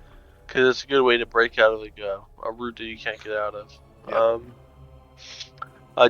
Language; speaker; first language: English; native; English